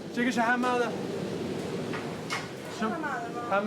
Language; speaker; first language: Chinese; non-native, learner; English